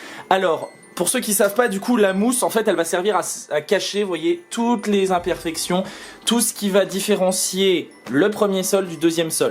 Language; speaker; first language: French; native; French